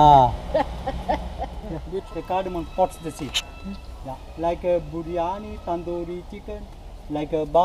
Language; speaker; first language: English; non-native, local second language; Sinhala